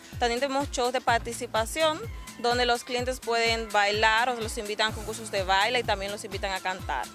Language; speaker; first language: Spanish; native; Spanish